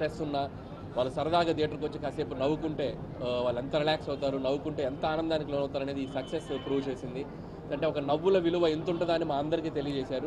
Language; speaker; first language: Telugu; native; Telugu